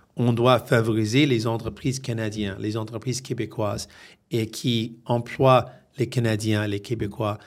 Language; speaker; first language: French; non-native, fluent; English